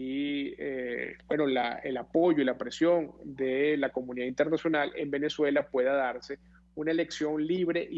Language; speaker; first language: Spanish; native; Spanish